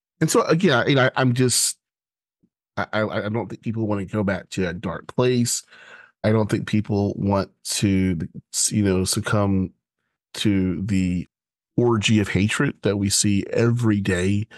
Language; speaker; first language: English; native; English